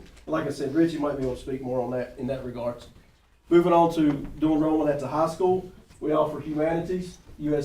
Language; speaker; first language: English; native; English